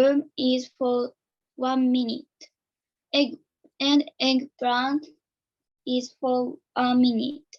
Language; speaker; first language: English; non-native, learner; Japanese